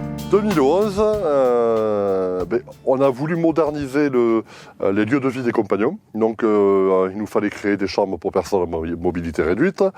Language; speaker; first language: French; native; French